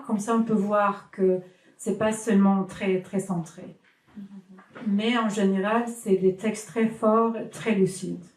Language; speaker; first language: French; non-native, fluent; Swedish